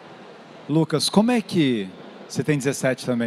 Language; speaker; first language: Portuguese; native; Portuguese